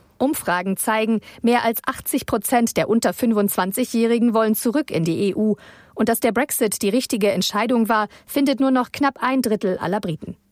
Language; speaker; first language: German; native; German